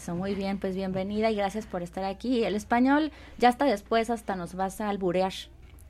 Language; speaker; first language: Spanish; native; Spanish